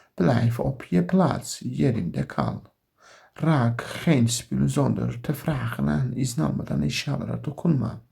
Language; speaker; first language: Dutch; non-native, learner; Turkish